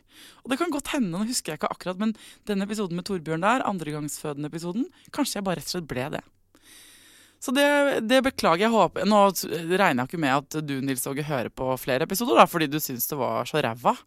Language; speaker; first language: Norwegian; native; Norwegian